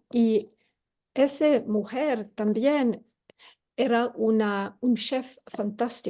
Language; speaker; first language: Spanish; non-native, learner; English